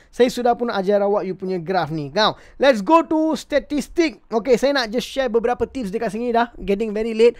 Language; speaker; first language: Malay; non-native, local second language; Tamil